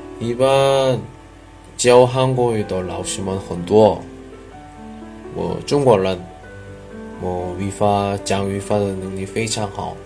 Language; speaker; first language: Chinese; non-native, learner; Korean